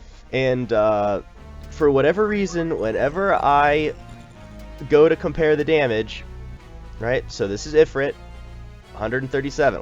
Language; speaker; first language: English; native; English